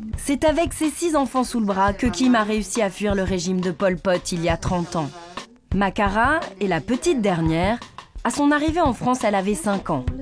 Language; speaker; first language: French; native; French